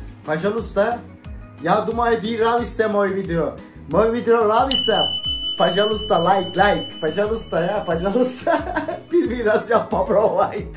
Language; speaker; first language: Russian; non-native, learner; Turkish